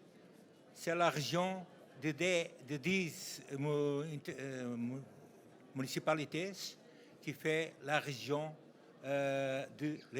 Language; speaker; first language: French; non-native, learner; Portuguese